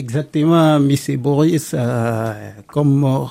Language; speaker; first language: French; non-native, local second language; Bambara